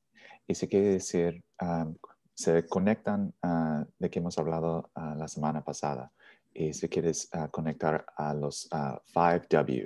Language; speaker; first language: Spanish; non-native, learner; English